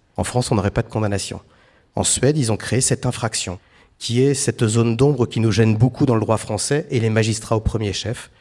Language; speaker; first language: French; native; French